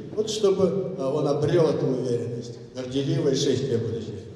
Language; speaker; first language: Russian; non-native, local second language; Kazakh